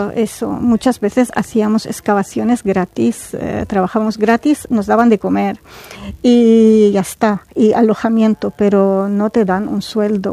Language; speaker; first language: Spanish; non-native, fluent; Arabic